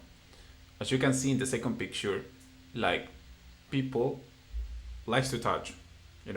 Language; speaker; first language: English; non-native, fluent; Spanish